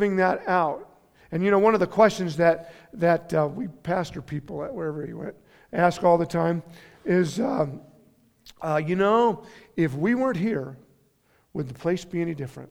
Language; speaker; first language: English; native; English